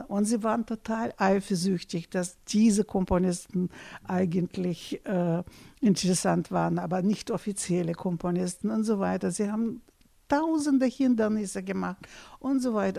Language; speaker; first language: German; non-native, fluent; Russian